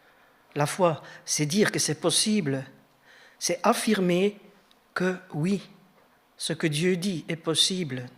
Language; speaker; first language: French; native; French